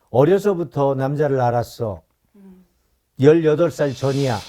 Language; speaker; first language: Korean; native; Korean